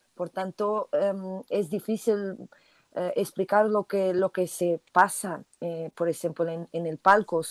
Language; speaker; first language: Spanish; non-native, learner; Portuguese